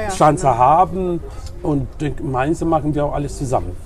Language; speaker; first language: German; non-native, learner; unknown